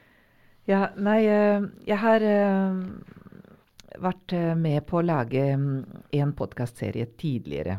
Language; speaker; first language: Norwegian; non-native, fluent; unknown